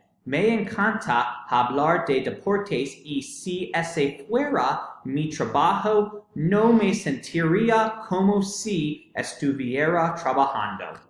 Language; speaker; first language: Spanish; non-native, learner; English